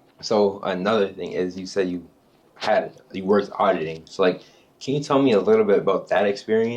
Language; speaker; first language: English; native; English